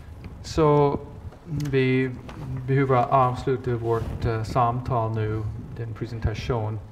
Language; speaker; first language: Swedish; non-native, fluent; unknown